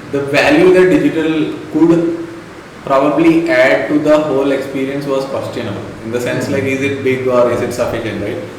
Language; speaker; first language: English; non-native, local second language; Malayalam